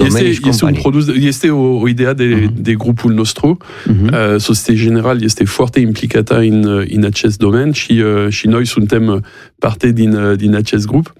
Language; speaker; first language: Romanian; non-native, fluent; French